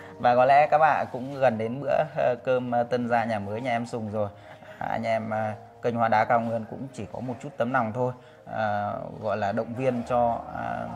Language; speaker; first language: Vietnamese; native; Vietnamese